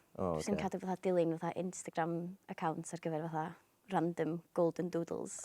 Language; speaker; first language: Welsh; native; Welsh